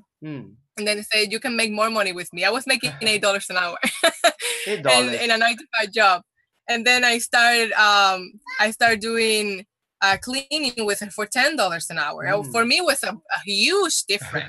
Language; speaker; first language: English; non-native, fluent; Spanish